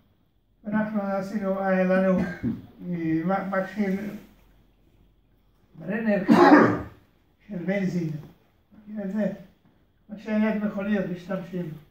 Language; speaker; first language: Hebrew; early bilingual, other home language; Hungarian